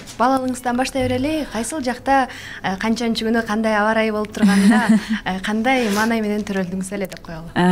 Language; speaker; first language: Kyrgyz; native; Kyrgyz